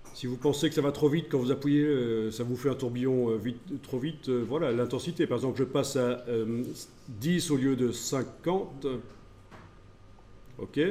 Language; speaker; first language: French; native; French